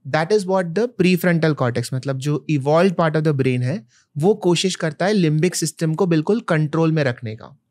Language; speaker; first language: Hindi; non-native, local second language; Malayalam